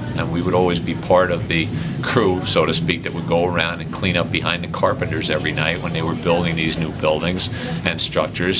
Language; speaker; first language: English; native; English